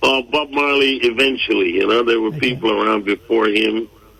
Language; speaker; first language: English; native; English